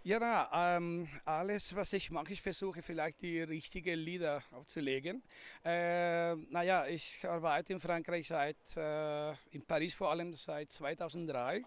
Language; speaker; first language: German; non-native, fluent; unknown